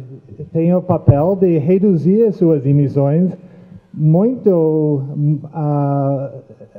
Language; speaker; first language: Portuguese; non-native, fluent; English